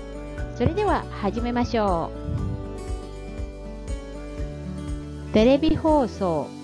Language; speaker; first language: Japanese; non-native, fluent; Indonesian